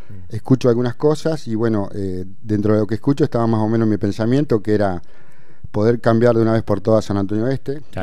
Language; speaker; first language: Spanish; native; Spanish